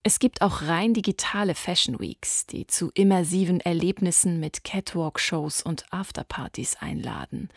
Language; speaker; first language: German; native; German